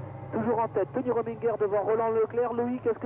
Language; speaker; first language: French; native; French